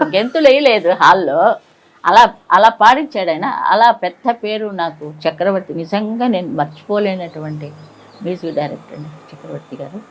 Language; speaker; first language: Telugu; native; Telugu